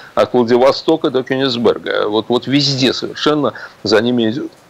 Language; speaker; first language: Russian; native; Russian